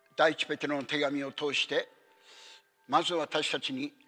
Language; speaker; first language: Japanese; native; Japanese